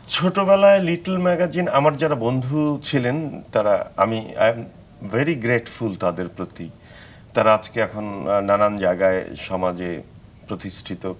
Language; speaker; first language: Bangla; native; Bangla